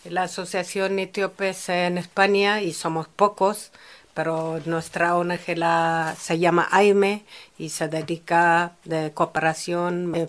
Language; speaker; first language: Spanish; non-native, fluent; Amharic